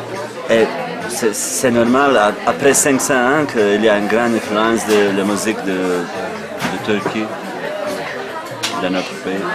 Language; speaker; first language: French; non-native, fluent; Bosnian